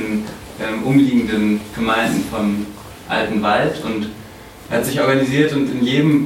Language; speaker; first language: German; native; German